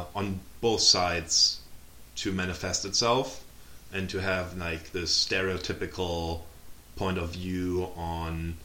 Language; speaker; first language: English; non-native, fluent; German